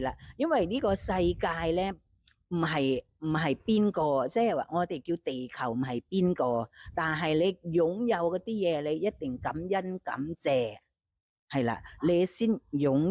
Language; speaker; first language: Cantonese; non-native, fluent; Thai